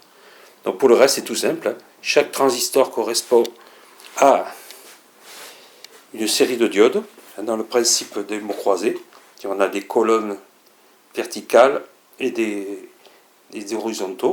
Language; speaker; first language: French; native; French